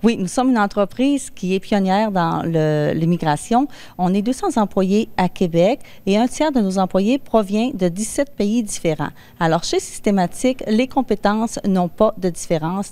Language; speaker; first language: French; native; French